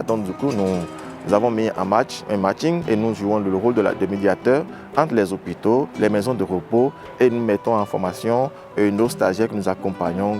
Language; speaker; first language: French; native; French